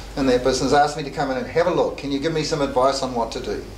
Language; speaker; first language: English; native; English